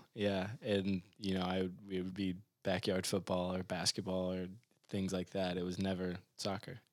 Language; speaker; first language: English; native; English